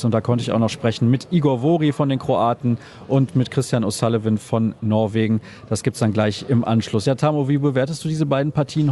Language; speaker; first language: German; native; German